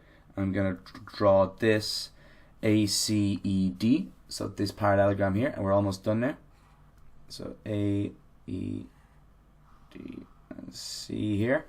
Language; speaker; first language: English; native; English